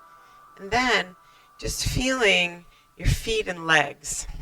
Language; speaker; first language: English; native; English